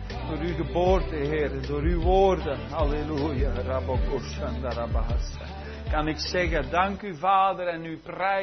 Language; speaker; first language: Dutch; native; Dutch